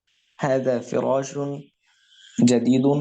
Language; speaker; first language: Arabic; non-native, learner; Bangla